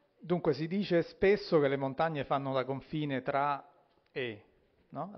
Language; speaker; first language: Italian; native; Italian